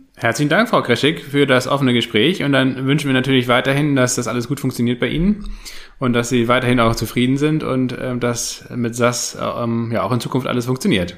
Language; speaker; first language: German; native; German